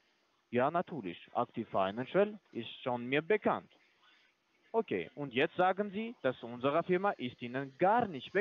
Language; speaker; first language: German; non-native, fluent; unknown